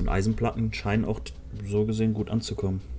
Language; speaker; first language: German; native; German